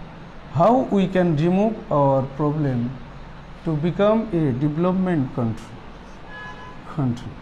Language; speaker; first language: English; non-native, local second language; Bangla